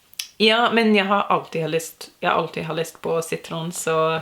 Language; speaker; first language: Norwegian; non-native, learner; English